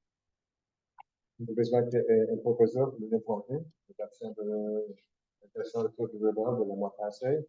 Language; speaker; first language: French; native; French